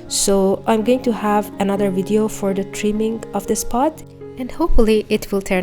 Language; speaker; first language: English; non-native, fluent; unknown